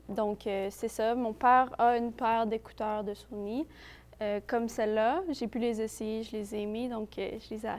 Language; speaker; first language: French; native; French